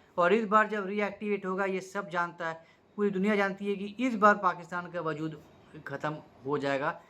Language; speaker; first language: Hindi; native; Hindi